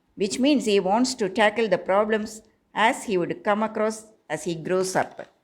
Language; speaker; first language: English; non-native, local second language; Tamil